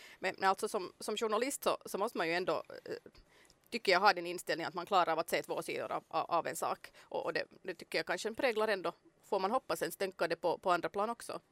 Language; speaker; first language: Swedish; native; Swedish